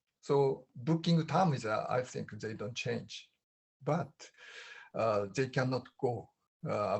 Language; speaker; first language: English; non-native, learner; Japanese